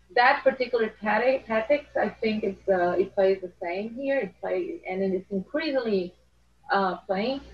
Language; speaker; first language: English; non-native, fluent; Portuguese